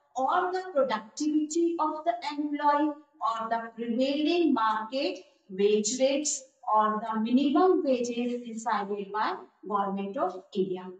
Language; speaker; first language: English; non-native, local second language; Hindi